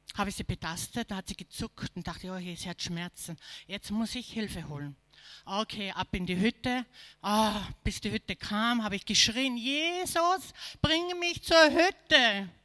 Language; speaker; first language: German; native; German